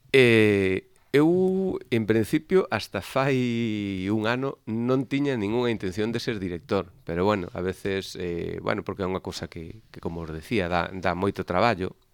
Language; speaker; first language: Galician; native; Galician